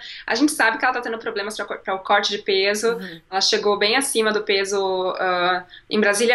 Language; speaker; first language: Portuguese; native; Portuguese